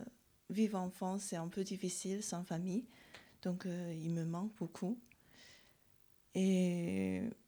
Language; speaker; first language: French; non-native, fluent; Chinese